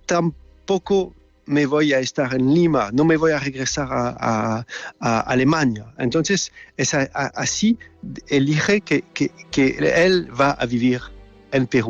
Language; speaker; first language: Spanish; non-native, learner; French